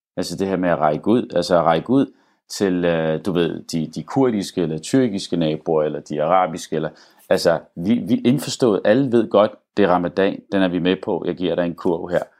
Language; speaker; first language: Danish; early bilingual, other home language; Arabic